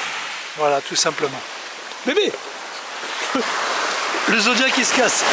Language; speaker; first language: French; native; French